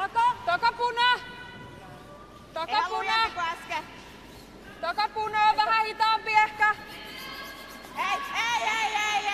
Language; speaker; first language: Finnish; native; Finnish